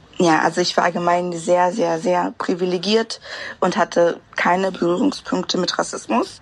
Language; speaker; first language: German; non-native, fluent; English